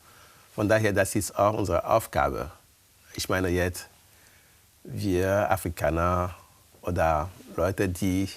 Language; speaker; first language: German; non-native, fluent; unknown